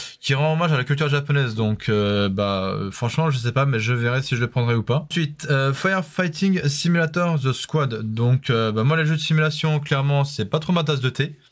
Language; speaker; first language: French; native; French